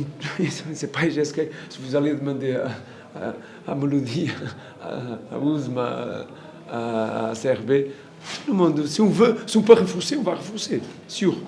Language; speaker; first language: French; non-native, learner; Portuguese